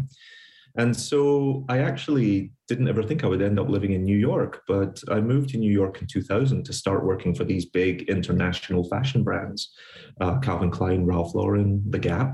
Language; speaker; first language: English; native; English